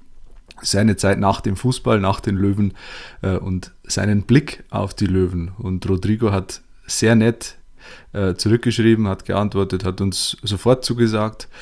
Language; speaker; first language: German; native; German